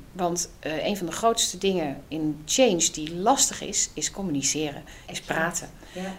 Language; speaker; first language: Dutch; native; Dutch